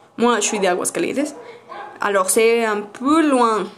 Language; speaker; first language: French; non-native, learner; Spanish